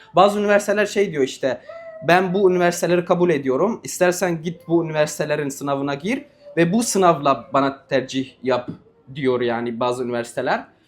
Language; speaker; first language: Turkish; non-native, fluent; Arabic